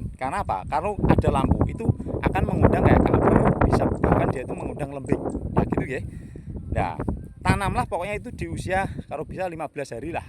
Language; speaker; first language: Indonesian; non-native, local second language; Javanese